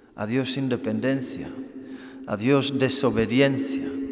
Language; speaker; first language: Spanish; non-native, fluent; English